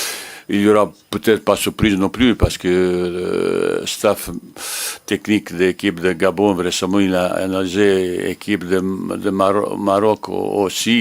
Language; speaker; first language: French; non-native, learner; Bosnian